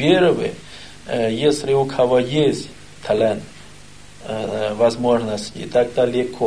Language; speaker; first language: Russian; non-native, learner; Chinese